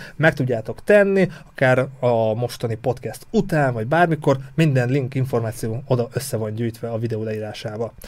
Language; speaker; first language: Hungarian; native; Hungarian